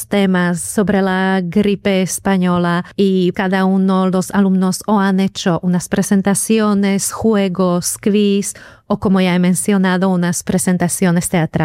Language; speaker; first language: Spanish; non-native, fluent; Slovak